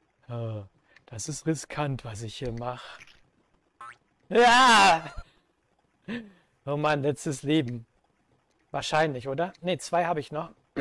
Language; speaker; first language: German; native; German